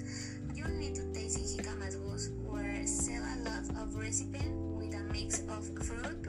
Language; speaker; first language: English; non-native, learner; Spanish